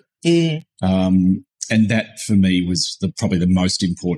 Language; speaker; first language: English; native; English